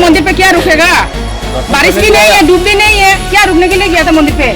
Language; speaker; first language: Hindi; non-native, local second language; Bangla